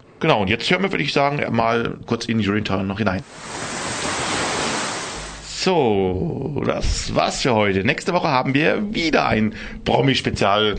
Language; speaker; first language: German; native; German